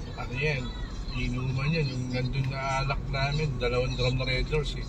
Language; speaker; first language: Filipino; native; Filipino